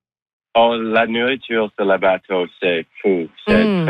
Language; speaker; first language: French; non-native, learner; English